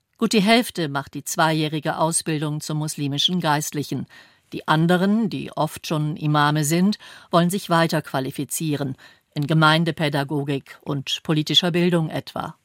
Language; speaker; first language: German; native; German